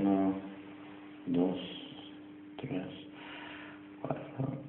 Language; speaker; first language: Spanish; non-native, learner; English